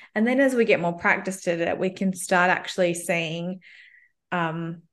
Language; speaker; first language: English; native; English